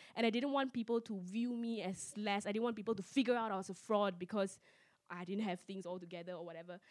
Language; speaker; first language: English; non-native, local second language; Min Nan Chinese